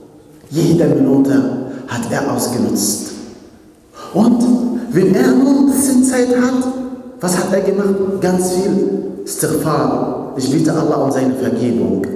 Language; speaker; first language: German; non-native, fluent; Arabic